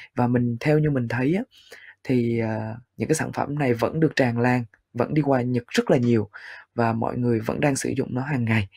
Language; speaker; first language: Vietnamese; native; Vietnamese